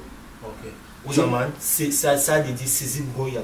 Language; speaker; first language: Turkish; non-native, learner; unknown